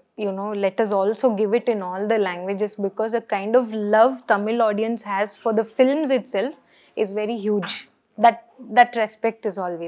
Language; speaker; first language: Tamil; non-native, learner; Kannada